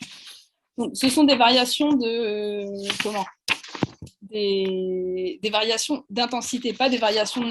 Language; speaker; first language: French; native; French